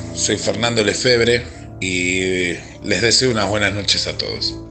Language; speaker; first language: Spanish; native; Spanish